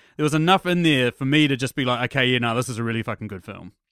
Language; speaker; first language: English; native; English